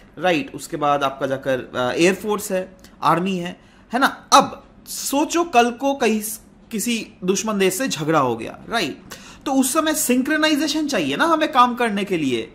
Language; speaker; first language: Hindi; non-native, local second language; Assamese